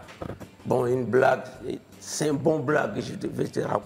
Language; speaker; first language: French; non-native, fluent; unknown